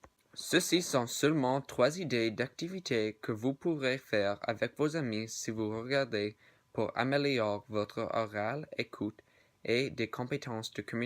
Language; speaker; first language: French; non-native, learner; English